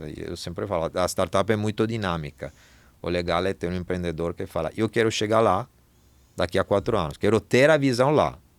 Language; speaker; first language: Portuguese; non-native, fluent; Italian